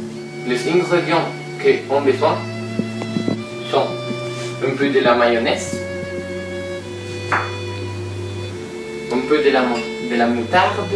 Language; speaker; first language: French; non-native, learner; Spanish